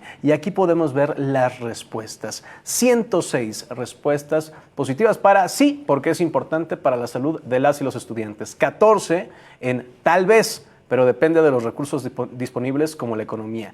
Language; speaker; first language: Spanish; native; Spanish